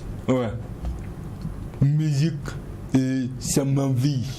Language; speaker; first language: French; non-native, learner; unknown